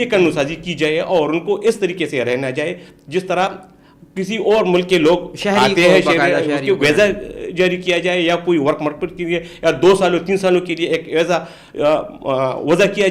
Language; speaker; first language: Urdu; non-native, local second language; Pashto